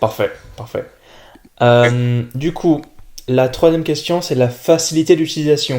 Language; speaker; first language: French; native; French